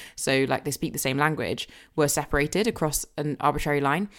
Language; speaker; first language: English; native; English